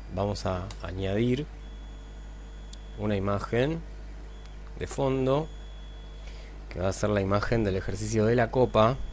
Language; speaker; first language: Spanish; native; Spanish